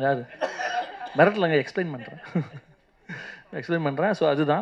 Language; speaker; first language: Tamil; native; Tamil